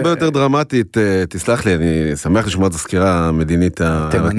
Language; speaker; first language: Hebrew; native; Hebrew